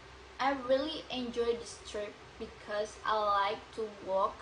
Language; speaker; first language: English; non-native, learner; Indonesian